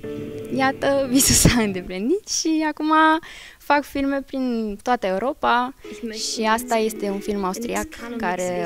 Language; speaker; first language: Romanian; early bilingual, heritage; Romanian